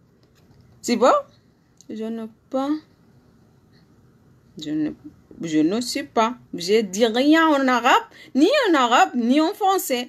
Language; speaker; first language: French; non-native, learner; Arabic